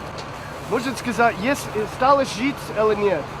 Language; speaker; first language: Russian; non-native, learner; English